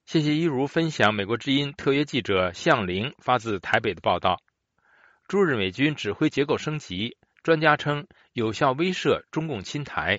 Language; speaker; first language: Chinese; native; Chinese